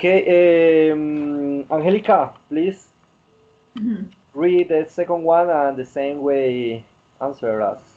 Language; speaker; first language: English; non-native, learner; Spanish